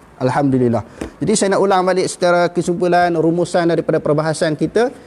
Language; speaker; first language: Malay; native; Malay